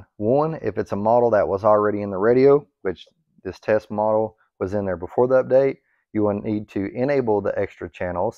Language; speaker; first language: English; native; English